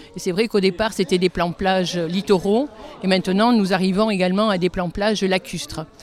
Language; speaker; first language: French; native; French